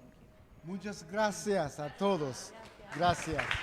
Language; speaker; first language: Spanish; non-native, learner; English